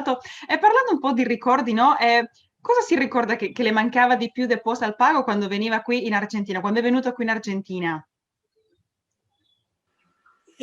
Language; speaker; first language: Italian; early bilingual, heritage; Spanish